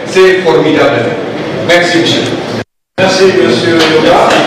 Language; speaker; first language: French; non-native, learner; Indonesian